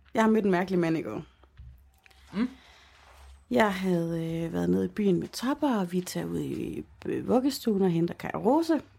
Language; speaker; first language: Danish; native; Danish